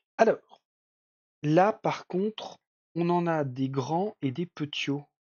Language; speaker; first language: French; native; French